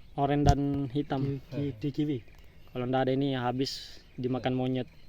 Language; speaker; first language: Indonesian; native; Indonesian